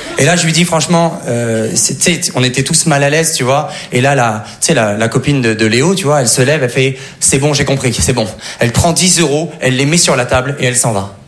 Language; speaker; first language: French; native; French